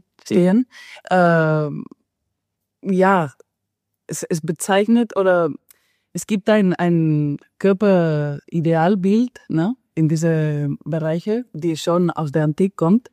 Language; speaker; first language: German; non-native, fluent; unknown